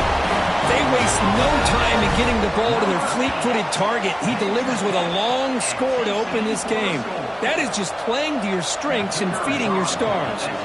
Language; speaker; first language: English; native; English